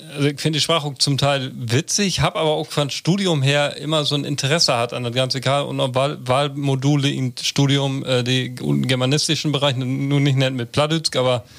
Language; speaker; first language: German; native; German